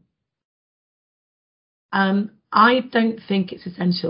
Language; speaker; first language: English; native; English